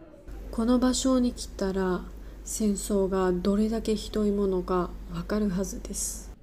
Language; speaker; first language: Japanese; non-native, learner; Georgian